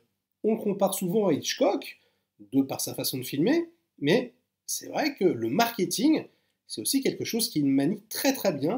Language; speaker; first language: French; native; French